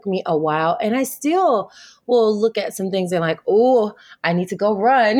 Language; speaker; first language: English; native; English